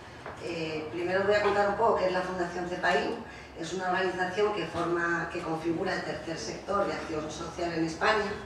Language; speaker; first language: Spanish; native; Spanish